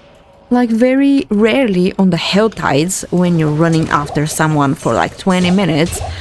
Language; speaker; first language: English; non-native, fluent; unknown